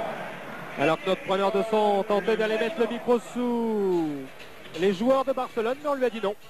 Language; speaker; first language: French; native; French